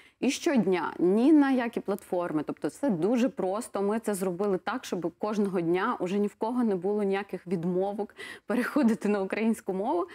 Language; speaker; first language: Ukrainian; native; Ukrainian